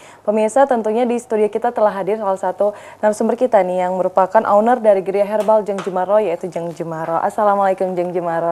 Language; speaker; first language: Indonesian; native; Indonesian